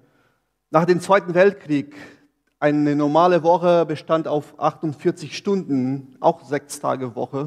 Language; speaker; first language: German; non-native, fluent; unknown